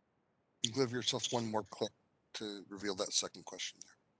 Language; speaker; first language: English; native; English